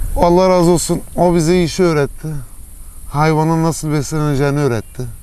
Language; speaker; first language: Turkish; early bilingual, heritage; Turkish